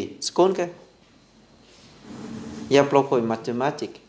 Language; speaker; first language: Russian; non-native, fluent; Thai